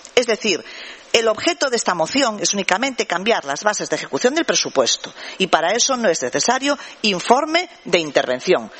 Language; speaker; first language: Spanish; non-native, local second language; Galician